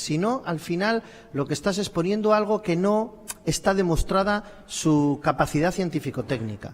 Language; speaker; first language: Spanish; native; Spanish